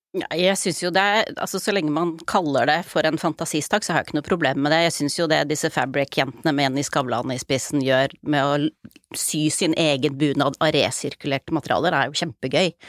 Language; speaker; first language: Norwegian; native; Norwegian